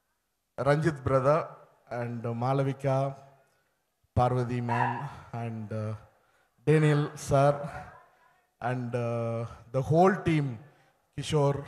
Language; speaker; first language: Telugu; non-native, learner; Tamil